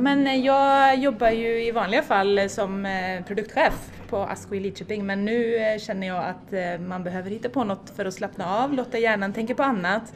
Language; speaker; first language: Swedish; native; Swedish